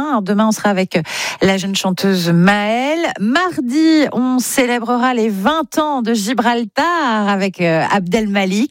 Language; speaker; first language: French; native; French